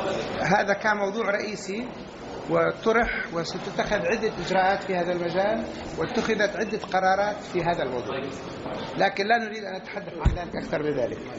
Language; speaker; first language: Arabic; native; Arabic